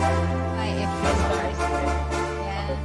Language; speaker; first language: English; non-native, learner; Indonesian